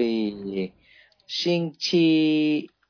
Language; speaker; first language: Chinese; non-native, learner; Korean